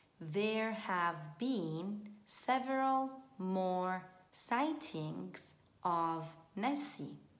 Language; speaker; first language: English; non-native, fluent; Italian